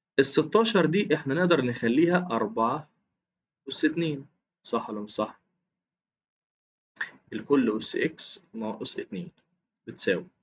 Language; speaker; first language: Arabic; native; Arabic